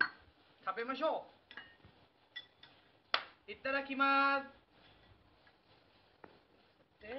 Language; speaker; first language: Japanese; non-native, learner; Thai